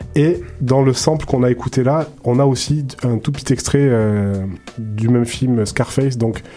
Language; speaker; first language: French; native; French